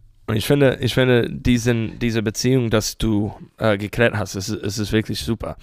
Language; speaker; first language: German; non-native, fluent; English